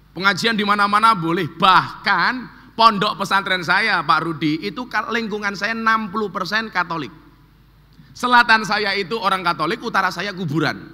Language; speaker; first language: Indonesian; native; Indonesian